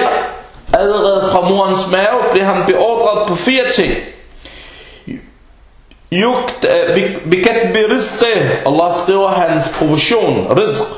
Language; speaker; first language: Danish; non-native, fluent; Arabic